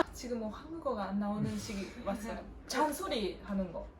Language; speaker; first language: Korean; non-native, learner; Japanese